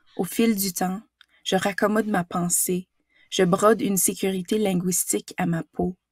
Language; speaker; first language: French; native; French